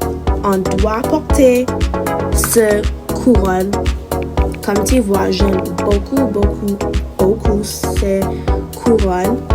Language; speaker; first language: French; non-native, learner; English